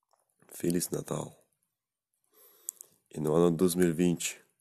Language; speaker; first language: Portuguese; non-native, learner; Spanish